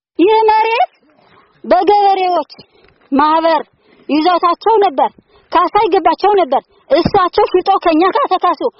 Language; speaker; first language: Amharic; non-native, local second language; Tigrinya